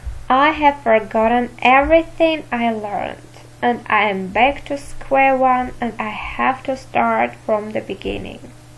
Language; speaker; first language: English; non-native, fluent; Armenian